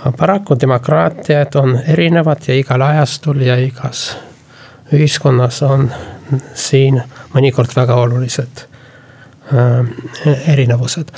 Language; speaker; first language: Estonian; non-native, local second language; Russian